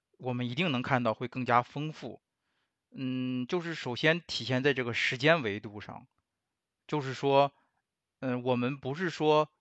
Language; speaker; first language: Chinese; native; Chinese